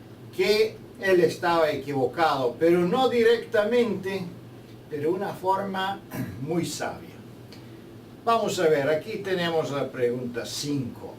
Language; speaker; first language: Spanish; non-native, fluent; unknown